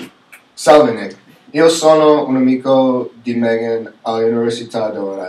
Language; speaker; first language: Italian; non-native, learner; English